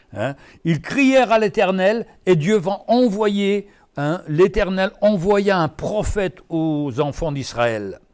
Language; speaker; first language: French; native; French